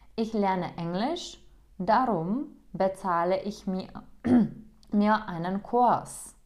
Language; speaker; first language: German; non-native, fluent; Czech